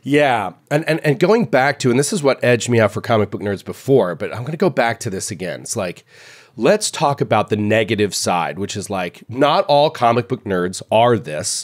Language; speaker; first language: English; native; English